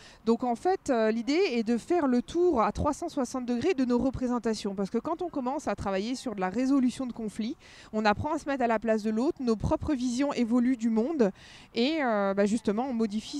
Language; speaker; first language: French; native; French